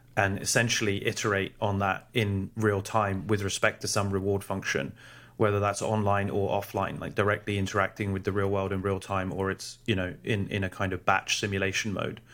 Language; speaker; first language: English; native; English